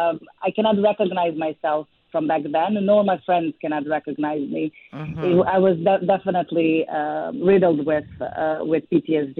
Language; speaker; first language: English; non-native, fluent; Serbian